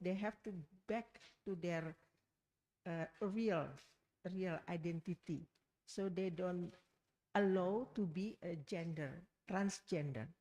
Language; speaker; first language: English; non-native, learner; Indonesian